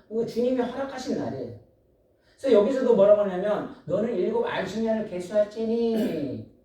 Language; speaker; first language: Korean; native; Korean